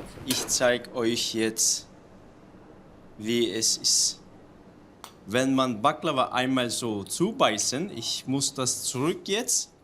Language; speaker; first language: German; non-native, learner; Turkish